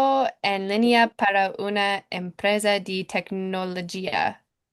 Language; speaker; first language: Spanish; non-native, learner; English